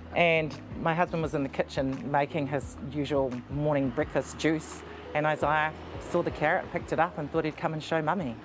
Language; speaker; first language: English; native; English